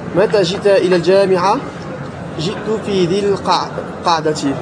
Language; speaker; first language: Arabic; non-native, learner; French